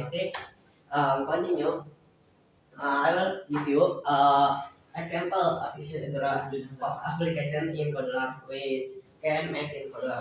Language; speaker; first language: English; non-native, learner; Indonesian